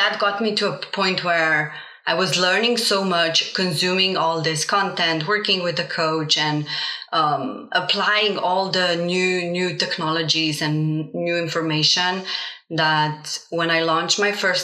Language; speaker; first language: English; non-native, fluent; Slovenian